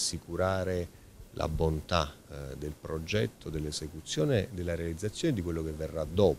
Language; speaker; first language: Italian; native; Italian